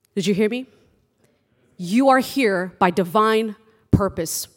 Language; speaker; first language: English; early bilingual, other home language; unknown